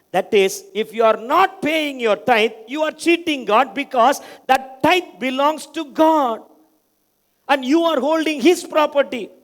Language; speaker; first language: English; non-native, local second language; Tamil